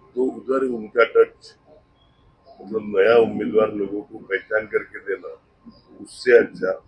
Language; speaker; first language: Hindi; non-native, local second language; Marathi